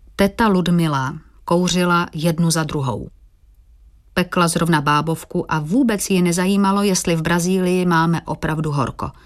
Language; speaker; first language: Czech; early bilingual, heritage; Portuguese